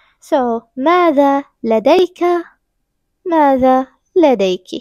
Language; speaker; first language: Arabic; non-native, fluent; English